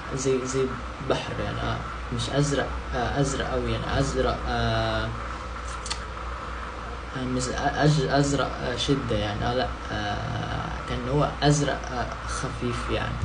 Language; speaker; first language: Arabic; non-native, fluent; Indonesian